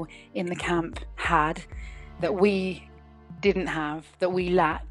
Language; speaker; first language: English; native; English